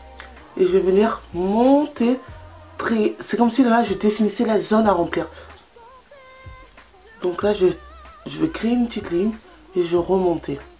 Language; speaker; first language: French; native; French